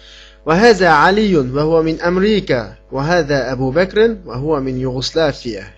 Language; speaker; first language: Arabic; non-native, fluent; Uyghur